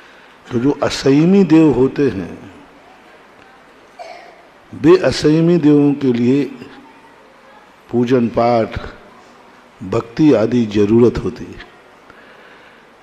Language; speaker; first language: Hindi; native; Hindi